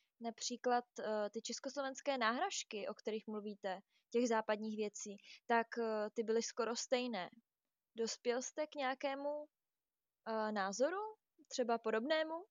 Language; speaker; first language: Czech; native; Czech